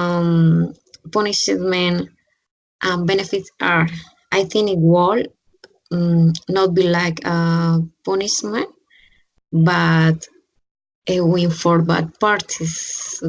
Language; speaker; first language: English; non-native, learner; Spanish